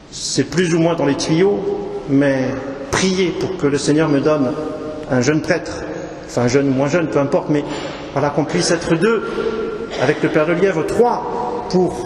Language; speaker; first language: French; native; French